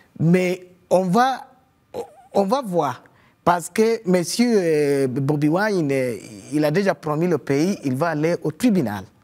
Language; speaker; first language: French; non-native, fluent; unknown